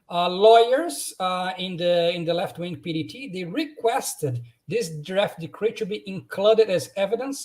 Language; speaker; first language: English; non-native, fluent; Portuguese